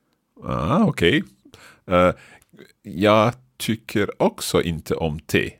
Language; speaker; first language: Swedish; non-native, learner; English